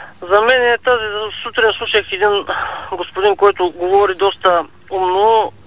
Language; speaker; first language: Bulgarian; native; Bulgarian